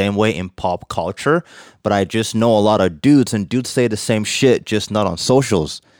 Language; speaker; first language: English; non-native, local second language; Yoruba